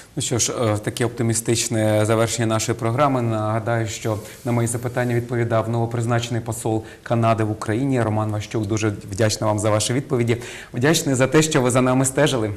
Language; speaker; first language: Ukrainian; native; Ukrainian